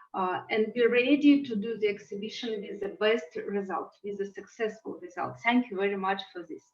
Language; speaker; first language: English; non-native, learner; Russian